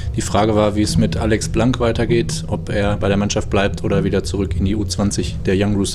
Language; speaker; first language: German; native; German